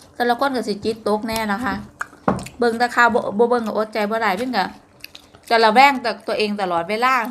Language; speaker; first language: Thai; non-native, local second language; Northeastern Thai